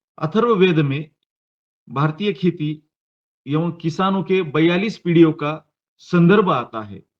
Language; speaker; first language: Hindi; non-native, local second language; Marathi